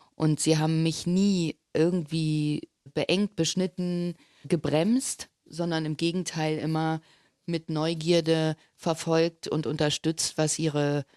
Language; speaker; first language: German; native; German